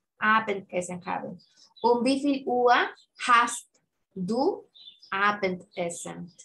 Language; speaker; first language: German; non-native, fluent; Spanish